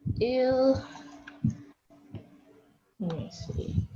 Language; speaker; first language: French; non-native, learner; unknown